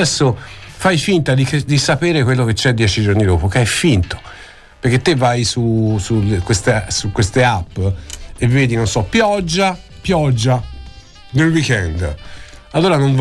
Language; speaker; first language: Italian; native; Italian